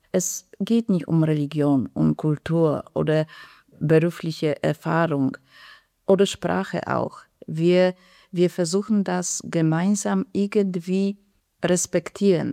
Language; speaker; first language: German; non-native, fluent; Polish